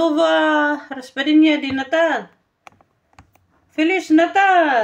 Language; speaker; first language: Portuguese; non-native, learner; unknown